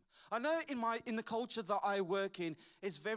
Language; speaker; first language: English; native; English